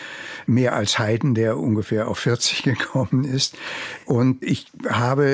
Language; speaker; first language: German; native; German